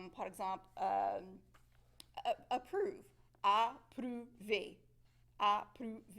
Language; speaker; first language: French; non-native, local second language; English